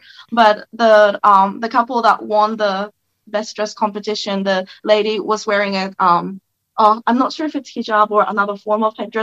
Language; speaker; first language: English; non-native, local second language; Japanese